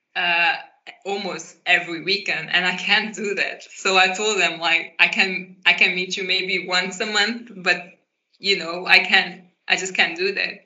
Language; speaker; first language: English; non-native, fluent; Portuguese